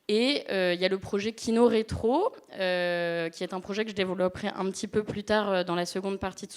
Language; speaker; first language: French; native; French